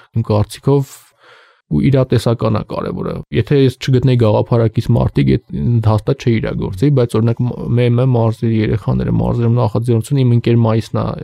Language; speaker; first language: Armenian; native; Armenian